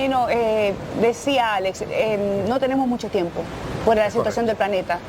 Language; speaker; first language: Spanish; native; Spanish